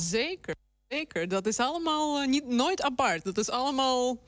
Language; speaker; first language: Dutch; non-native, fluent; Russian